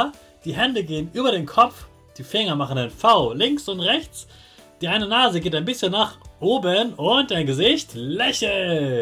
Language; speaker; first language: German; native; German